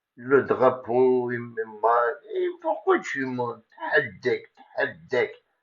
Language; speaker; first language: French; non-native, local second language; Kabyle